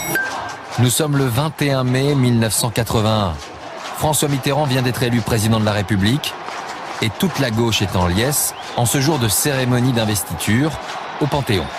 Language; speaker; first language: French; native; French